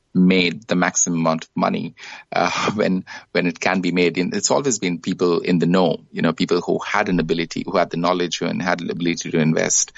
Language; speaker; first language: English; non-native, local second language; Bangla